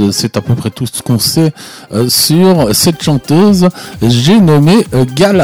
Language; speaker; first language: French; native; French